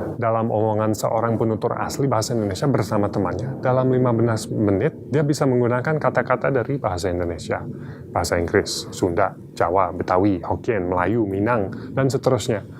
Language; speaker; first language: Indonesian; non-native, fluent; English